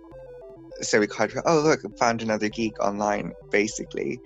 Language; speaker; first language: English; non-native, local second language; Bangla